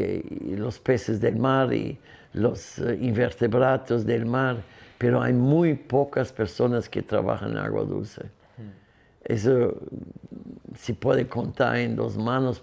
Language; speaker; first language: Spanish; non-native, fluent; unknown